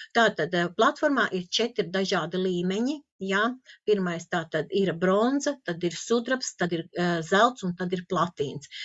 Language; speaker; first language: Latvian; non-native, local second language; Russian